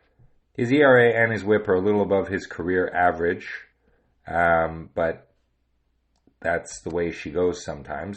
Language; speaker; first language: English; native; English